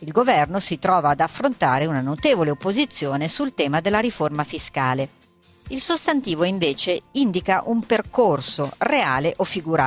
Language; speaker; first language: Italian; native; Italian